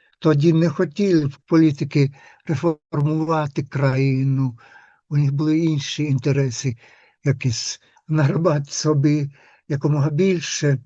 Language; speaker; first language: Ukrainian; non-native, fluent; Finnish